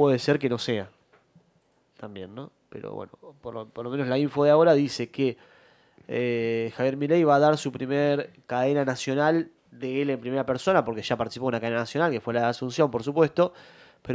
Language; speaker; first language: Spanish; native; Spanish